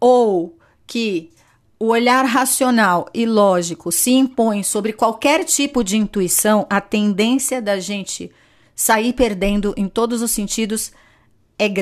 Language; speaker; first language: Portuguese; native; Portuguese